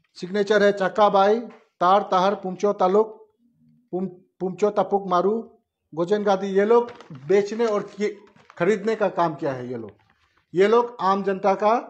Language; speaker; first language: Hindi; non-native, local second language; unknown